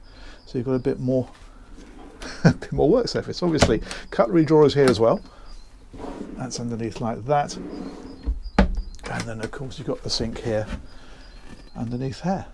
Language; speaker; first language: English; native; English